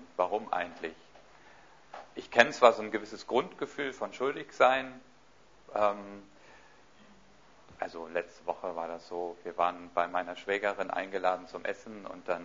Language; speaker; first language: German; native; German